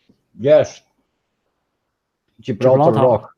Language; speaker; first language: English; native; English